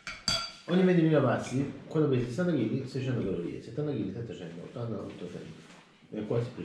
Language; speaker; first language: Italian; native; Italian